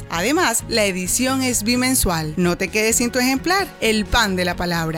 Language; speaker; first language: Spanish; native; Spanish